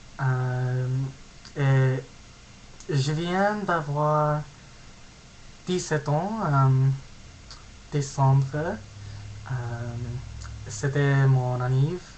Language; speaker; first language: French; non-native, learner; English